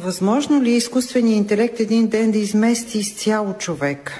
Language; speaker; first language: Bulgarian; native; Bulgarian